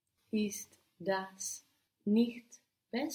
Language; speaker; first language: German; non-native, learner; English